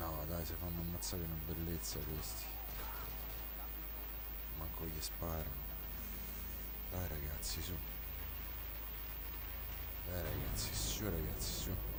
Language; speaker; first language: Italian; native; Italian